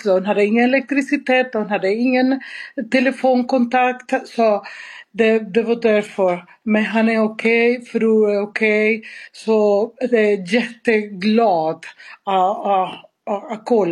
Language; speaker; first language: Swedish; non-native, fluent; Spanish